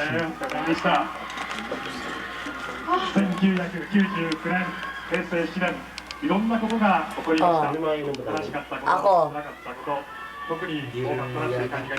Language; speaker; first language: Japanese; native; Japanese